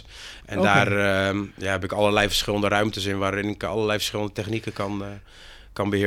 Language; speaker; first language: Dutch; native; Dutch